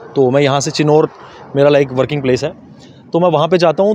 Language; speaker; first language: Hindi; native; Hindi